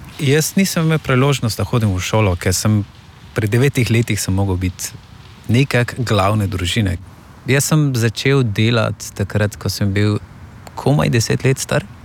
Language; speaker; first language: Slovenian; non-native, fluent; Persian